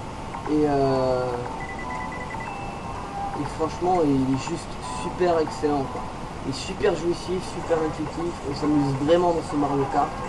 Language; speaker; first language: French; native; French